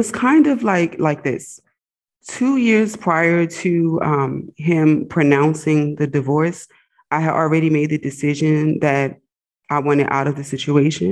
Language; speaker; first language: English; native; English